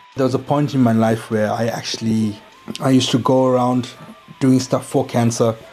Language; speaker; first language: English; native; English